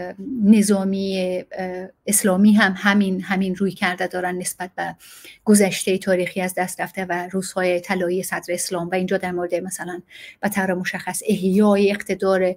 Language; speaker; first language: Persian; native; Persian